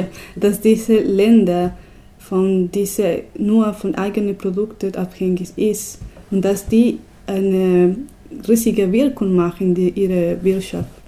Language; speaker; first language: German; non-native, learner; Spanish